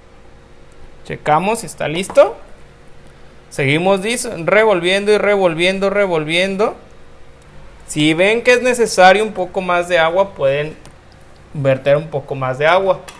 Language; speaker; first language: Spanish; native; Spanish